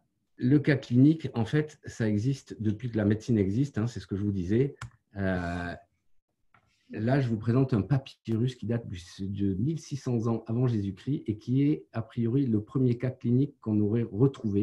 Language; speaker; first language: French; native; French